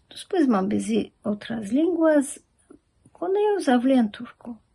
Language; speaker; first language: Spanish; early bilingual, heritage; Ladino